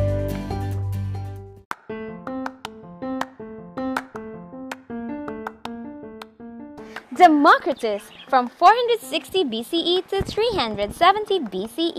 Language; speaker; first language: English; non-native, local second language; Cebuano